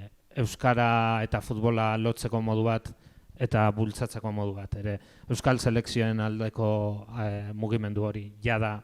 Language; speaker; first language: Basque; native; Basque